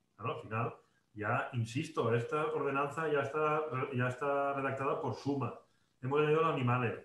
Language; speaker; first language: Spanish; non-native, local second language; Catalan